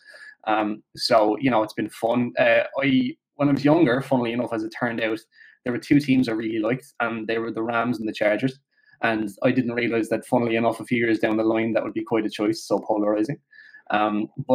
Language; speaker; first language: English; native; English